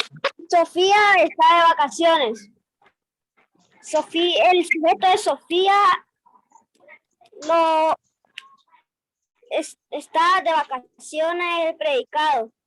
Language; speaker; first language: Spanish; native; Spanish